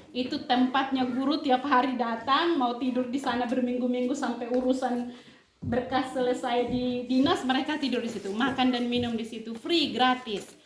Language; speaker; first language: Indonesian; native; Indonesian